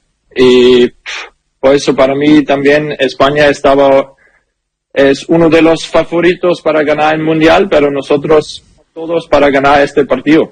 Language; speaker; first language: Spanish; non-native, learner; German